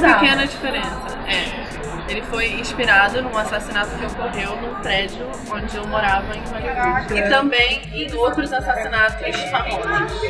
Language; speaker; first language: Portuguese; native; Portuguese